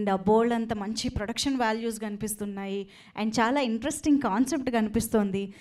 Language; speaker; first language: Telugu; native; Telugu